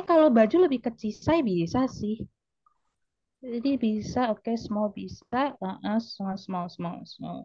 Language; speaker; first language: Indonesian; native; Indonesian